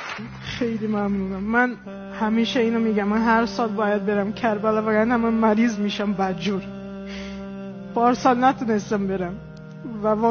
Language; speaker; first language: Persian; non-native, fluent; Portuguese